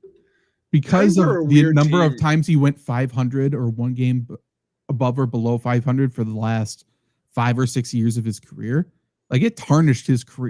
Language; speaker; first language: English; native; English